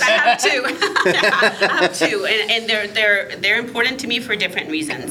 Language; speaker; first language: English; early bilingual, other home language; Spanish